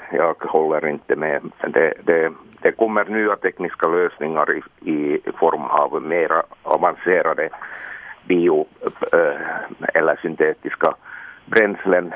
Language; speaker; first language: Swedish; non-native, local second language; Finnish